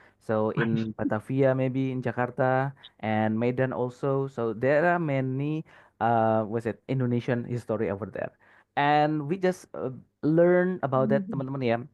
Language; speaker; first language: English; non-native, fluent; Indonesian